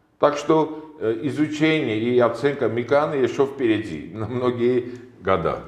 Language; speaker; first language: Russian; non-native, local second language; Armenian